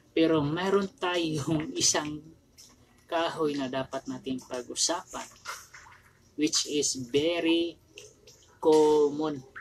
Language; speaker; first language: Filipino; non-native, local second language; Cebuano